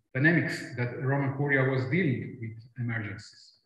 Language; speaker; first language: English; non-native, fluent; Croatian